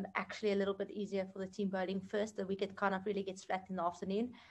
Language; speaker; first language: English; non-native, local second language; Afrikaans